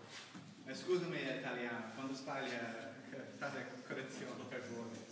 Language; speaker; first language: Italian; non-native, learner; English